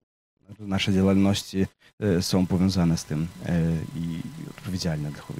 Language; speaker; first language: Polish; early bilingual, heritage; Polish